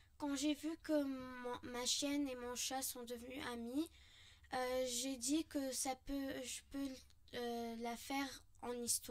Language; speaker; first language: French; non-native, local second language; Arabic